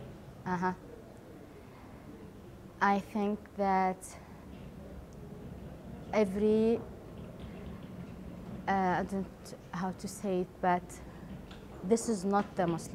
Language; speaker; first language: English; non-native, learner; Arabic